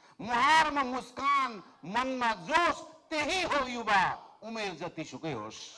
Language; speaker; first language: Nepali; native; Nepali